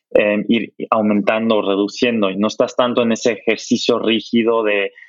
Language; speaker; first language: Spanish; non-native, fluent; German